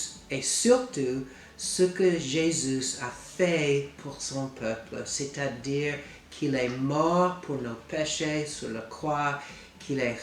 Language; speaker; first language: French; non-native, fluent; English